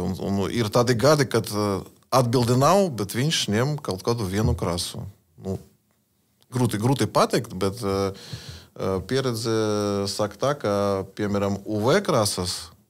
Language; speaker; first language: Latvian; non-native, learner; Russian